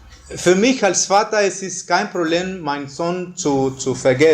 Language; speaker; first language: German; non-native, fluent; Spanish